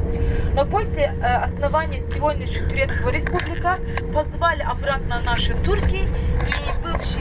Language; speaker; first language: Russian; non-native, fluent; Turkish